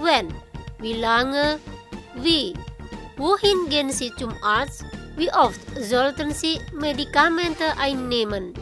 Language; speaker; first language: German; non-native, learner; Indonesian